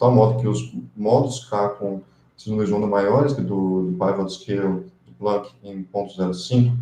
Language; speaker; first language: Portuguese; native; Portuguese